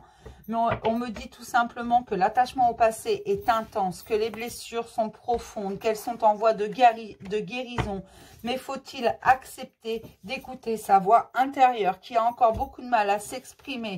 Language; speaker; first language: French; native; French